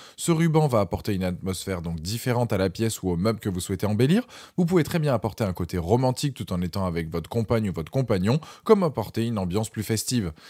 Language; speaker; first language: French; native; French